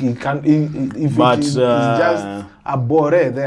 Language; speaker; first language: English; non-native, local second language; Swahili